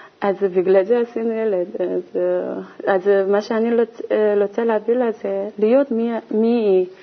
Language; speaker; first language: Hebrew; non-native, learner; Korean